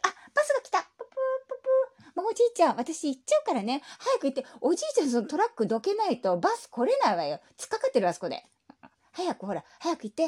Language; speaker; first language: Japanese; native; Japanese